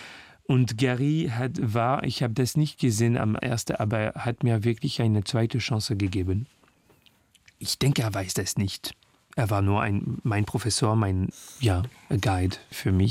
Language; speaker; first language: German; non-native, learner; French